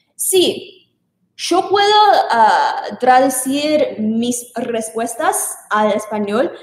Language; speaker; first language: Spanish; non-native, learner; English